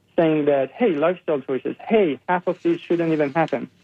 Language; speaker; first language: English; non-native, fluent; Persian